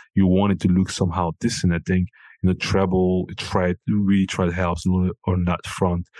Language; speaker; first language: English; non-native, local second language; French